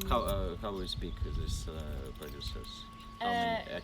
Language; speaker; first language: English; non-native, learner; Russian